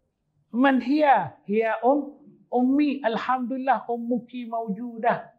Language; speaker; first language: Arabic; non-native, fluent; Malay